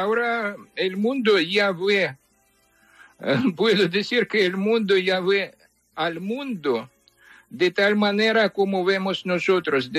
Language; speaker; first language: Spanish; non-native, fluent; Ukrainian